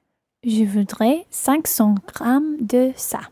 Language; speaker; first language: French; non-native, learner; English